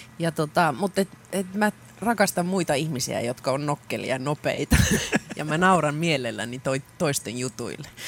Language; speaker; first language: Finnish; non-native, local second language; Swedish